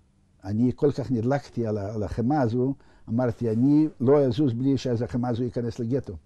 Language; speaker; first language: Hebrew; non-native, fluent; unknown